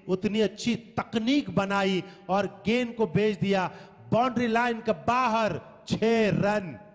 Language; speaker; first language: Hindi; non-native, local second language; Marathi